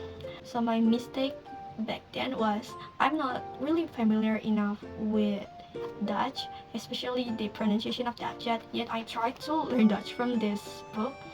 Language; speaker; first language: English; non-native, learner; Indonesian